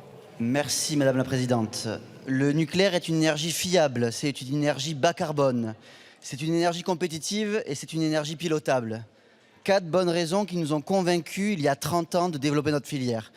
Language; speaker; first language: French; native; French